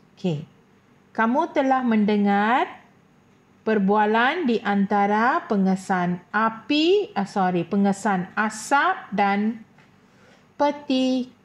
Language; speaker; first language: Malay; non-native, local second language; Tamil